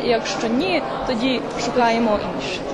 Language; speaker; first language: Ukrainian; non-native, local second language; Serbian